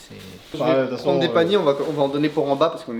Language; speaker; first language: French; native; French